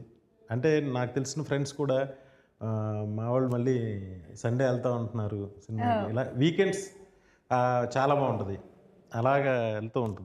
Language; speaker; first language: Telugu; native; Telugu